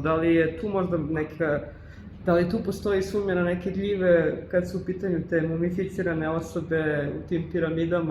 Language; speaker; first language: Bosnian; native; Bosnian